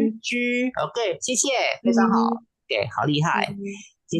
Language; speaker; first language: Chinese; non-native, fluent; Indonesian